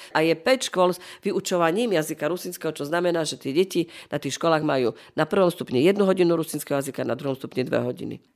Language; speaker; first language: Slovak; non-native, local second language; Rusyn